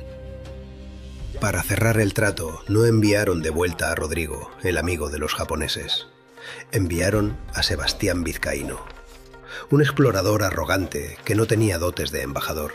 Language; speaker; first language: Spanish; native; Spanish